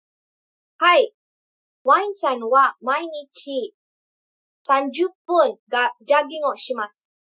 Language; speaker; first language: Japanese; non-native, learner; English